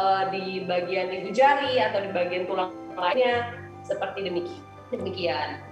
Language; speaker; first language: Indonesian; native; Indonesian